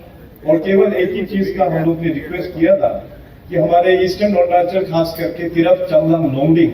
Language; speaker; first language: Hindi; non-native, local second language; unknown